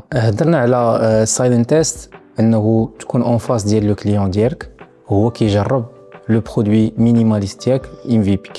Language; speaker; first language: Arabic; native; Arabic